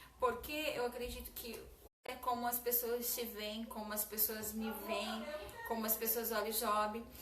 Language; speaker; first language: Portuguese; native; Portuguese